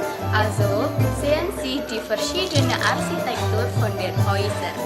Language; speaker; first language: German; non-native, learner; Indonesian